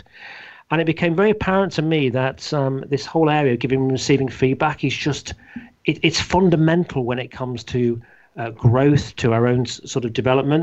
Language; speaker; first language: English; native; English